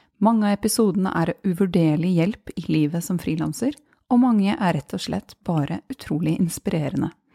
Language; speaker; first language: Norwegian; native; Norwegian